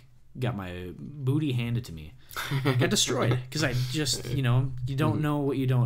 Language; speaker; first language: English; native; English